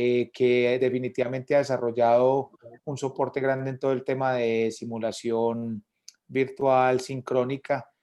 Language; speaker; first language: Spanish; native; Spanish